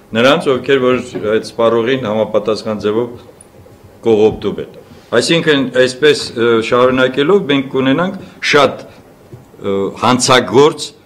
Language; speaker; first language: Armenian; native; Armenian